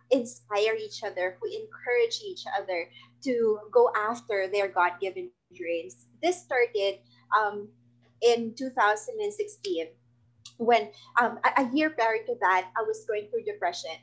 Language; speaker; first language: English; non-native, local second language; Filipino